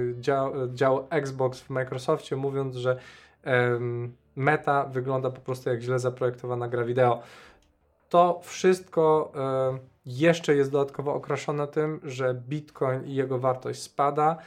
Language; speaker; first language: Polish; native; Polish